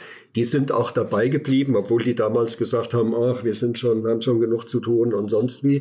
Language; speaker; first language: German; native; German